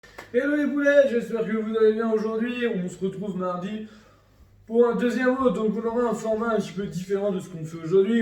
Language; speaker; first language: French; native; French